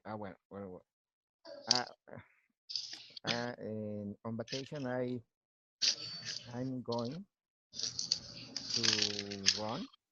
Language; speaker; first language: English; non-native, learner; Spanish